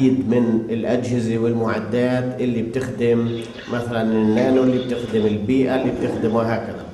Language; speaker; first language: Arabic; native; Arabic